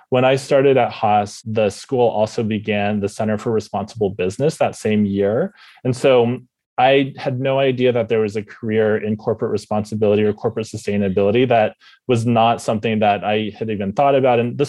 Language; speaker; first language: English; native; English